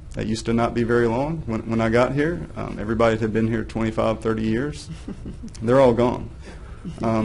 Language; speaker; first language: English; native; English